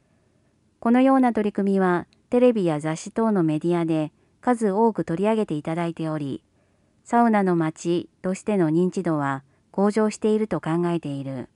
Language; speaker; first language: Japanese; native; Japanese